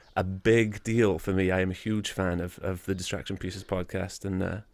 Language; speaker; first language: English; native; English